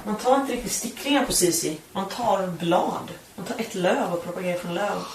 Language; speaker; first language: Swedish; native; Swedish